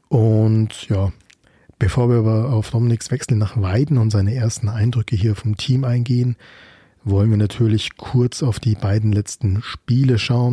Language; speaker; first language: German; native; German